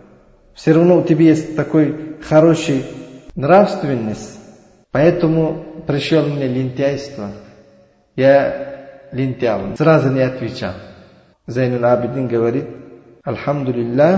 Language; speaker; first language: Russian; non-native, learner; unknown